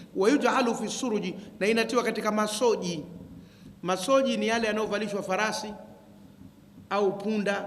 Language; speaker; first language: Swahili; native; Swahili